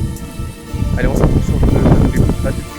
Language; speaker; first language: French; native; French